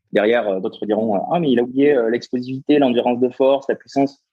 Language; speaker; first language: French; native; French